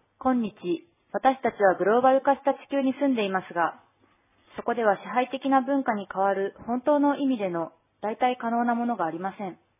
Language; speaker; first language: Japanese; native; Japanese